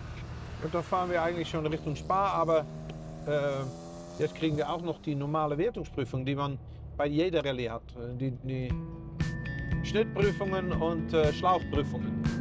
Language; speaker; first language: German; native; German